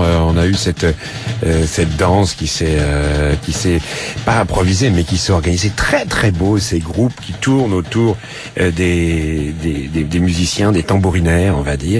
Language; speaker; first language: French; native; French